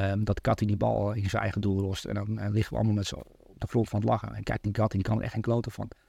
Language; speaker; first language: Dutch; early bilingual, other home language; Turkish